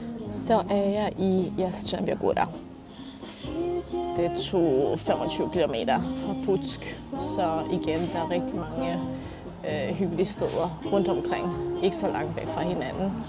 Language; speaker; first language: Danish; non-native, fluent; Polish